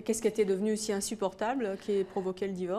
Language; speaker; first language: French; native; French